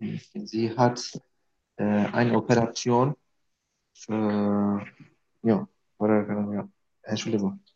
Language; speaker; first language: German; non-native, learner; Turkish